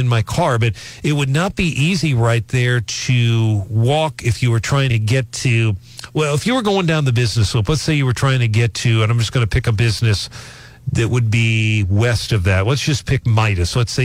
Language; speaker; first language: English; native; English